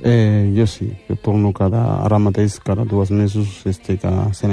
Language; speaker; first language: Catalan; early bilingual, other home language; Wolof